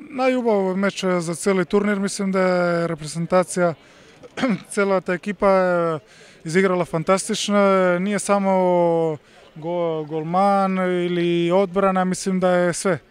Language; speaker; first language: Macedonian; non-native, learner; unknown